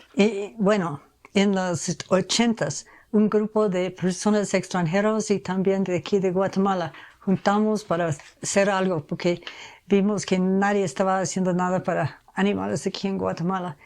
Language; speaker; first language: Spanish; non-native, fluent; English